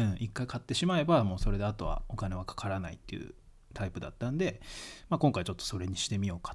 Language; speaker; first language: Japanese; native; Japanese